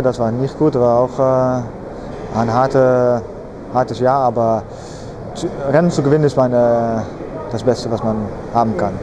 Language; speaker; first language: German; non-native, learner; Dutch